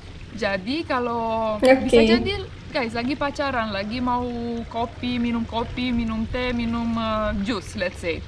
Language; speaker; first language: Indonesian; non-native, fluent; Romanian